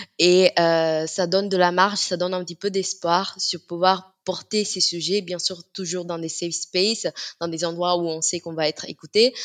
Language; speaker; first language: French; non-native, fluent; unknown